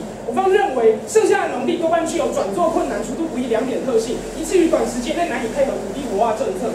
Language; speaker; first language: Chinese; native; Chinese